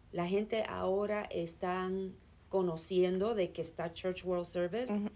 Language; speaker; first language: Spanish; early bilingual, heritage; Spanish